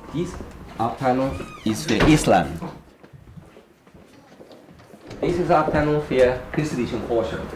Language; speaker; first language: German; non-native, fluent; Chinese